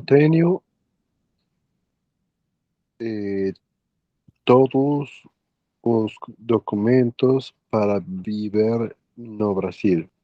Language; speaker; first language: Portuguese; non-native, learner; Spanish